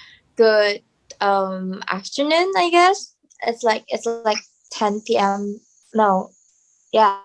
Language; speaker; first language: English; non-native, fluent; Indonesian